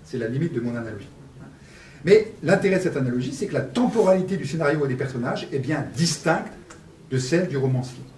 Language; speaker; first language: French; native; French